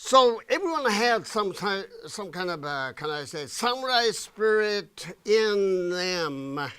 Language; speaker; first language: English; non-native, fluent; Japanese